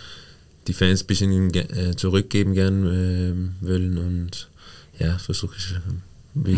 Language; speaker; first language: German; non-native, fluent; Danish